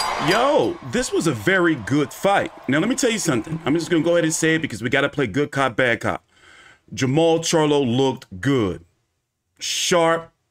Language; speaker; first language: English; native; English